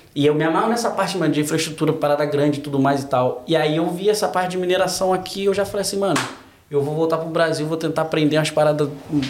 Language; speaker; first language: Portuguese; native; Portuguese